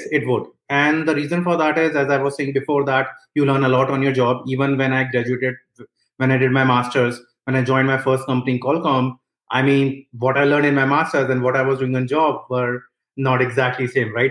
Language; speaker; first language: English; non-native, local second language; Hindi